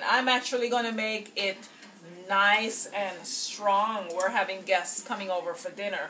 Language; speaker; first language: English; native; English